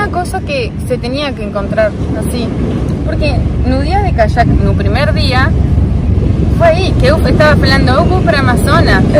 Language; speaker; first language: Portuguese; non-native, learner; Spanish